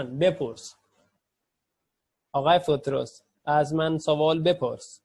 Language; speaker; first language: Persian; non-native, fluent; Urdu